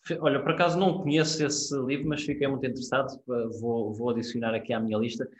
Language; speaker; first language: Portuguese; native; Portuguese